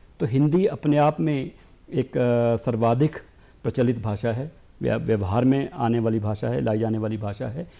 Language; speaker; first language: Hindi; native; Hindi